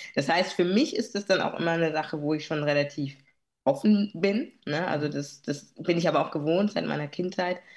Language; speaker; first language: German; native; German